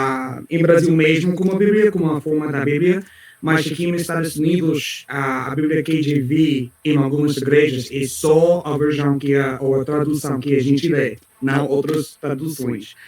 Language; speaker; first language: Portuguese; non-native, learner; English